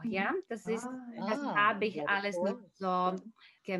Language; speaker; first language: German; non-native, fluent; Slovak